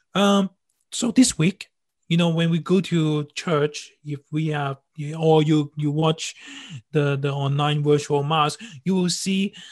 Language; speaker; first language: English; non-native, local second language; Cantonese